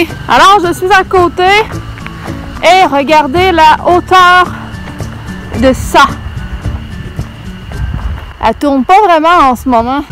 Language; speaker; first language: French; native; French